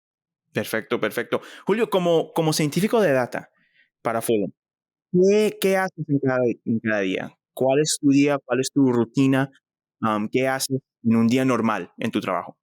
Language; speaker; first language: Spanish; early bilingual, heritage; Spanish